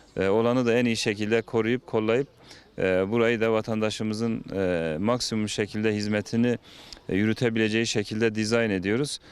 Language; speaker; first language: Turkish; native; Turkish